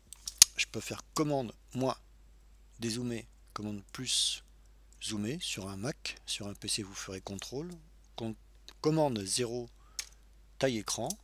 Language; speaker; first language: French; native; French